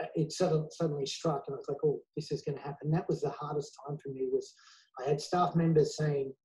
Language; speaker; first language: English; native; English